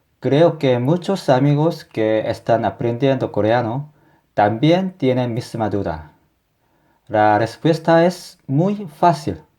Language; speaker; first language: Spanish; non-native, fluent; Korean